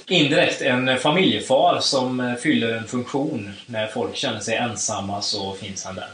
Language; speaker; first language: Swedish; native; Swedish